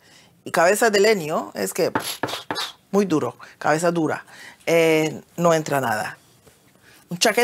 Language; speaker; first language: Spanish; early bilingual, heritage; Ladino